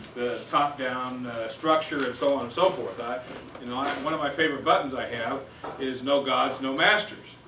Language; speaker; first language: English; native; English